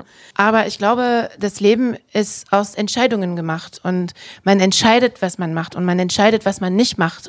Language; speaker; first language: German; non-native, fluent; French